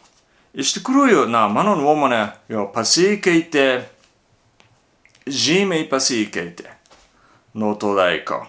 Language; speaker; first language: Lithuanian; non-native, learner; Japanese